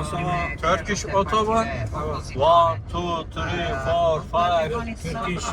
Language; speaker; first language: Turkish; non-native, learner; Albanian